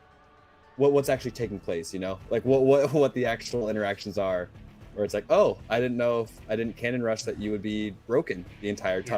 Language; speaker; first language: English; native; English